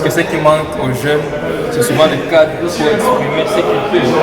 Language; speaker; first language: French; non-native, local second language; Swahili